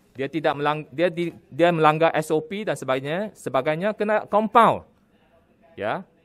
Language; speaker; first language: Malay; non-native, local second language; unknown